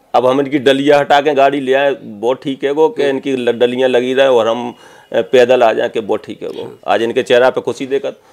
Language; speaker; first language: Hindi; native; Hindi